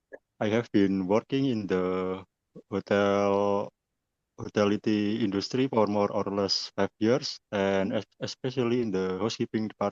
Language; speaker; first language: English; non-native, learner; Indonesian